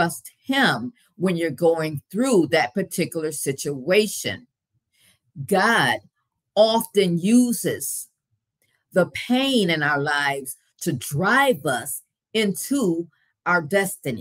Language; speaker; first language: English; native; English